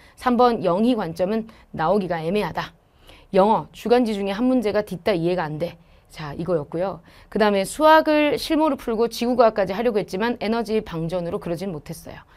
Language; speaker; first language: Korean; native; Korean